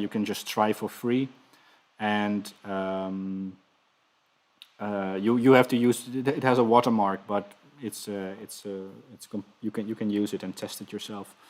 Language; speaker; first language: English; non-native, fluent; Dutch